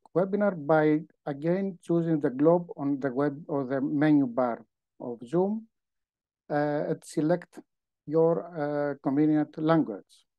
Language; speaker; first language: English; non-native, fluent; Greek